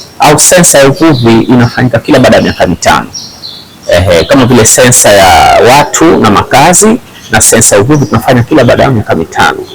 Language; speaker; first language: Swahili; native; Swahili